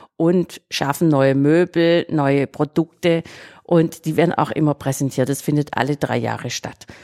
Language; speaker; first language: German; native; German